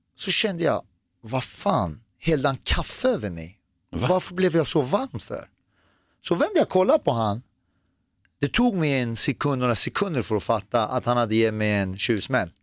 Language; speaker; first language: Swedish; early bilingual, other home language; Persian